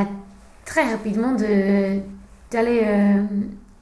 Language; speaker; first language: French; non-native, learner; English